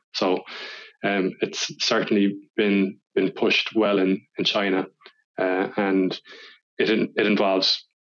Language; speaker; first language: English; native; English